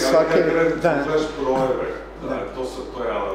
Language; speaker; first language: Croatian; non-native, fluent; English